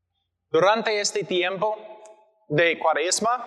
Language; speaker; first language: Spanish; non-native, learner; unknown